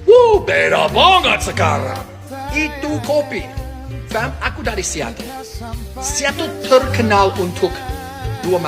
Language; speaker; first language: Indonesian; non-native, fluent; English